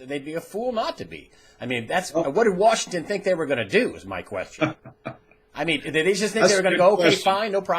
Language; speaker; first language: English; native; English